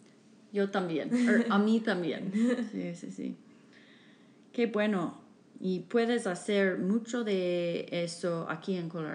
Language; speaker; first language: Spanish; non-native, fluent; English